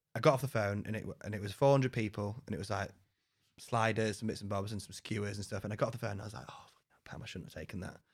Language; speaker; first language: English; native; English